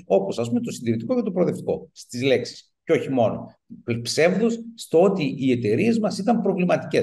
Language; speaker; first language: Greek; native; Greek